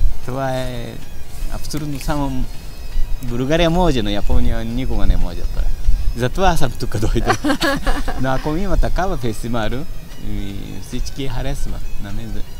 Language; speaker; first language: Bulgarian; non-native, learner; Japanese